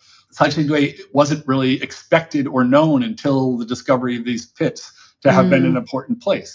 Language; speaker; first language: English; native; English